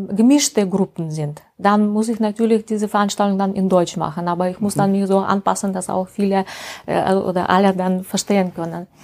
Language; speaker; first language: German; non-native, fluent; Russian